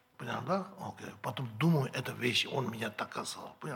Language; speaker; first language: Russian; non-native, learner; Tibetan